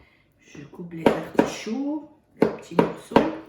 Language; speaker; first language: French; non-native, fluent; Arabic